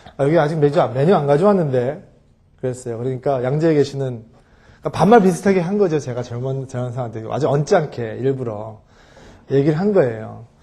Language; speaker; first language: Korean; early bilingual, heritage; Korean